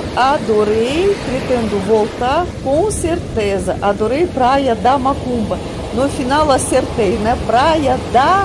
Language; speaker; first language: Portuguese; non-native, learner; Russian